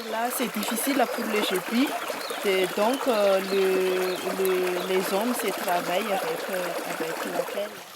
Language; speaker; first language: French; non-native, local second language; Malagasy